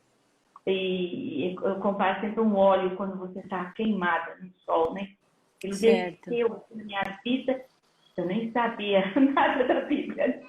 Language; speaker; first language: Portuguese; native; Portuguese